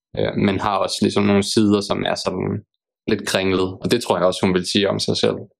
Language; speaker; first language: Danish; early bilingual, other home language; Bosnian